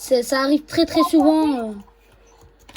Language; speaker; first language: French; native; French